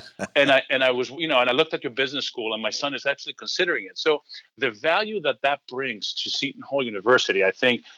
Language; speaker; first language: English; early bilingual, heritage; Greek